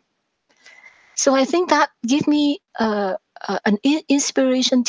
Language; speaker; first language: English; non-native, fluent; Vietnamese